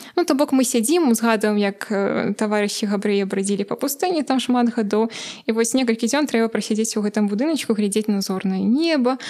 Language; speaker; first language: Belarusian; native; Belarusian